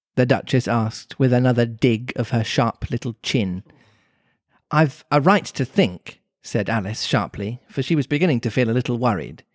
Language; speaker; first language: English; native; English